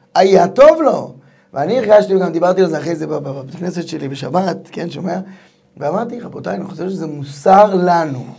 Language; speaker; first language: Hebrew; native; Hebrew